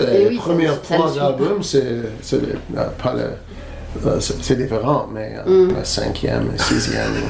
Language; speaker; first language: French; non-native, learner; English